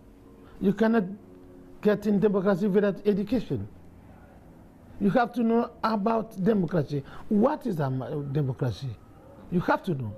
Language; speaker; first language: English; non-native, learner; Bambara